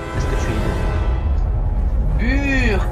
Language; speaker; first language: French; native; French